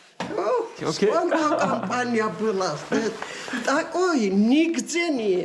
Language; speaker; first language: Russian; non-native, fluent; Georgian